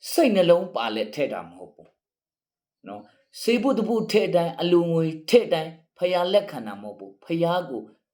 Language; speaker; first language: Burmese; non-native, local second language; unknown